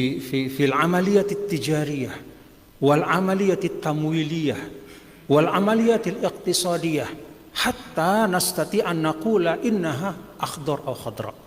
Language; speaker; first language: Arabic; non-native, fluent; Indonesian